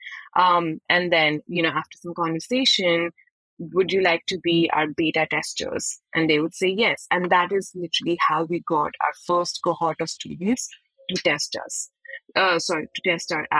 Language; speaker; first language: English; non-native, local second language; Hindi